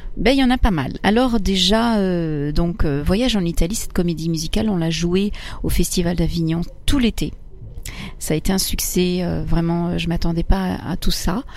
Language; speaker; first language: French; early bilingual, other home language; Italian